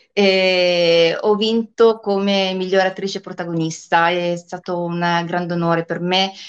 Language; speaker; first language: Italian; native; Italian